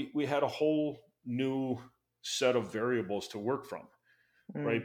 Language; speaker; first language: English; native; English